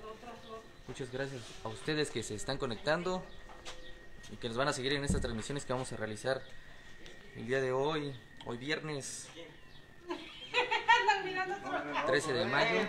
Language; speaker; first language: Spanish; native; Spanish